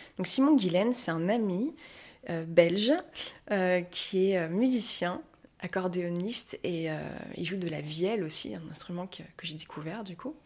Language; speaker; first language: French; native; French